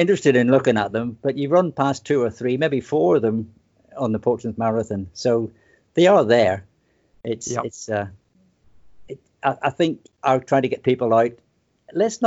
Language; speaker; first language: English; native; English